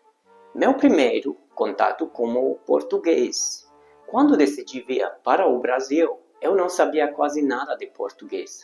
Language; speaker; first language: Portuguese; non-native, fluent; Hungarian